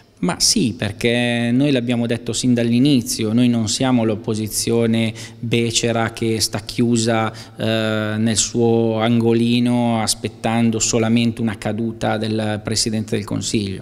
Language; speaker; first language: Italian; native; Italian